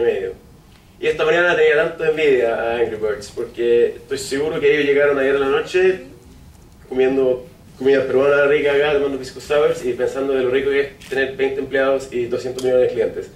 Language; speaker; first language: Spanish; non-native, fluent; Swedish